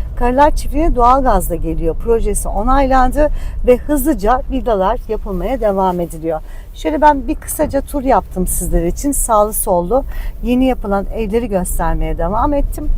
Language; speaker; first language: Turkish; native; Turkish